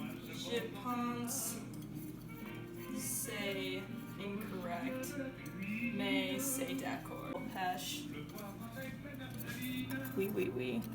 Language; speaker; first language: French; non-native, learner; English